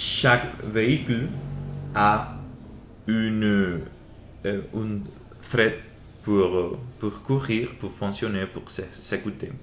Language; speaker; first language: French; non-native, learner; Spanish